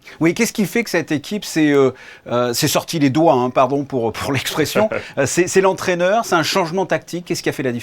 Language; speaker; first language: French; native; French